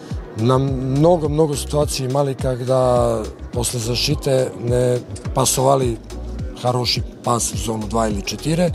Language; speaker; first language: Russian; non-native, fluent; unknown